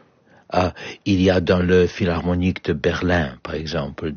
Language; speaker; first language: French; non-native, fluent; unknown